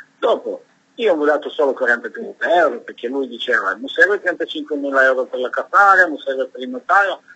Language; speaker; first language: Italian; non-native, learner; Serbian